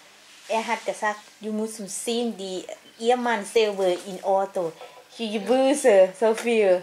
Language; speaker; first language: German; non-native, learner; Thai